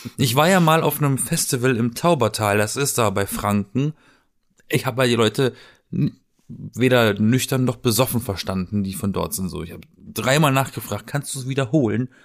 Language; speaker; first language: German; native; German